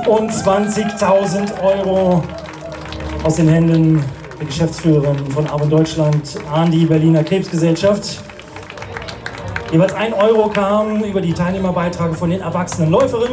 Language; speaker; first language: German; native; German